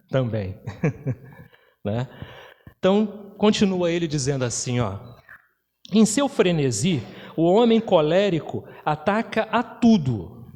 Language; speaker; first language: Portuguese; native; Portuguese